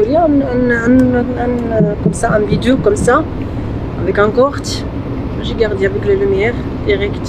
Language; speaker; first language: French; non-native, learner; Arabic